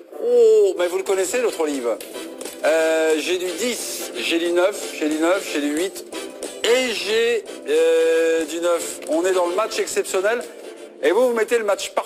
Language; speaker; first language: French; native; French